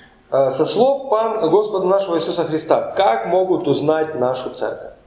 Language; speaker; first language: Polish; non-native, learner; Russian